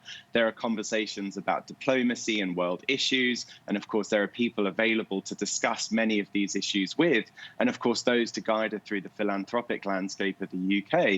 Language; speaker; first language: English; native; English